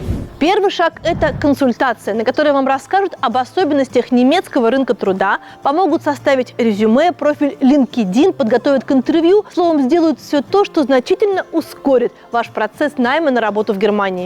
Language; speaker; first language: Russian; native; Russian